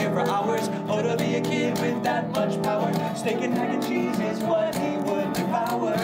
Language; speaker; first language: English; native; English